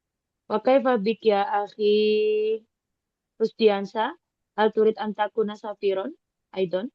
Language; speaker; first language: Arabic; non-native, learner; Indonesian